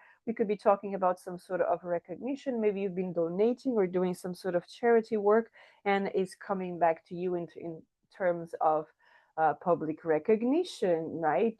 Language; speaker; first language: English; non-native, fluent; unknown